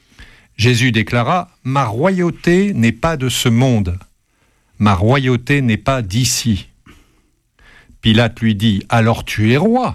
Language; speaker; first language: French; native; French